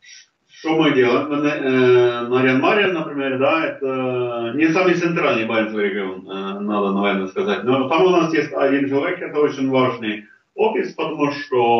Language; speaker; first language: Russian; non-native, fluent; Norwegian